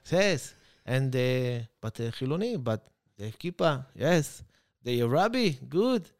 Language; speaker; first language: English; non-native, learner; Hebrew